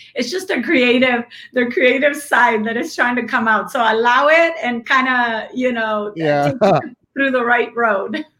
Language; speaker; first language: English; non-native, fluent; Spanish